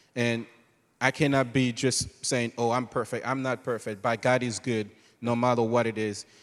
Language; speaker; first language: English; non-native, fluent; Haitian Creole